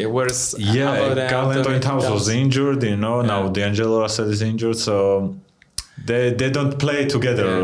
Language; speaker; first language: English; non-native, fluent; Georgian